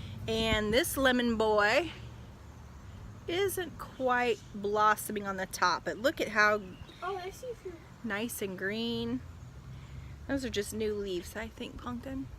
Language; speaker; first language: English; native; English